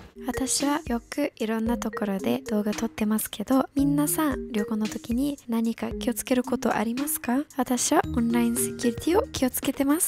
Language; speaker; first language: Japanese; non-native, fluent; English